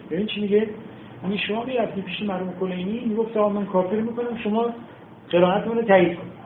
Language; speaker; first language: Persian; native; Persian